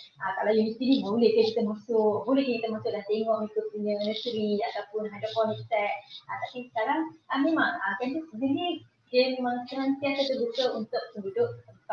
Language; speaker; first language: Malay; native; Malay